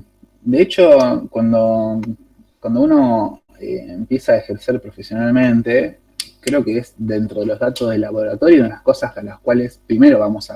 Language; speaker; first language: Spanish; native; Spanish